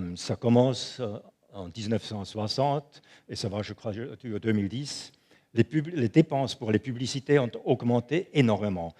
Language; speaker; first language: French; non-native, local second language; German